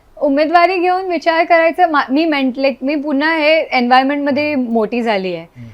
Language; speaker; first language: Marathi; native; Marathi